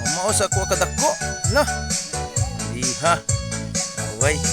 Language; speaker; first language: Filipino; non-native, local second language; Cebuano